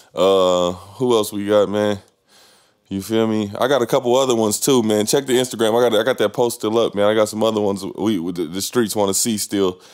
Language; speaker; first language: English; native; English